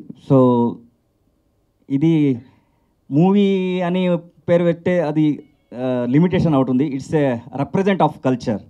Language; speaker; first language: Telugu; non-native, learner; Kannada